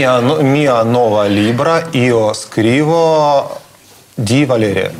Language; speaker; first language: Italian; non-native, learner; Russian